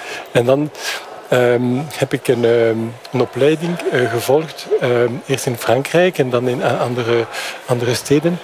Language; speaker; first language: Dutch; non-native, fluent; French